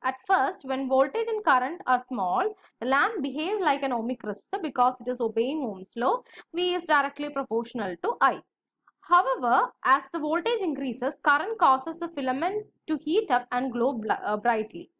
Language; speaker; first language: English; non-native, local second language; Malayalam